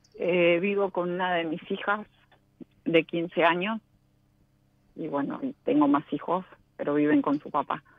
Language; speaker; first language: Spanish; native; Spanish